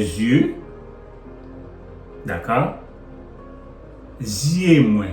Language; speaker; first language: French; non-native, local second language; Haitian Creole